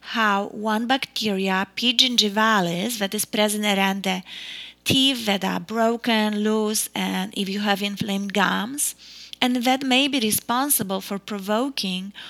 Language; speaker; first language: English; non-native, fluent; Polish